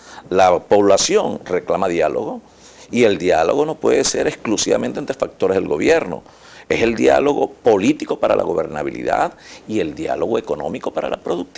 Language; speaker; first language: Spanish; native; Spanish